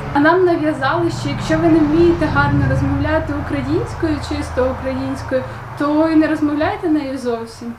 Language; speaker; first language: Ukrainian; native; Ukrainian